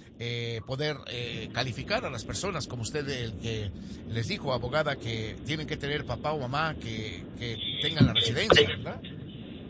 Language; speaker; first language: Spanish; native; Spanish